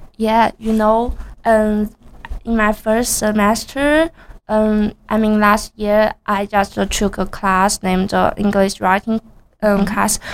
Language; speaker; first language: English; non-native, learner; Chinese